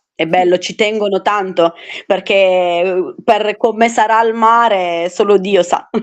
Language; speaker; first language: Italian; native; Italian